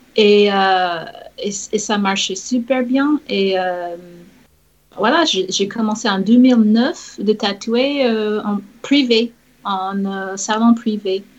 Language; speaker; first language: French; non-native, fluent; English